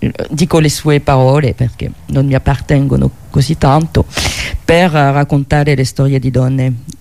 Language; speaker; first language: Italian; native; Italian